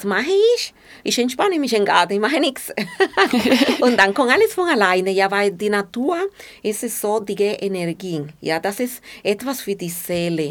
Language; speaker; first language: German; non-native, fluent; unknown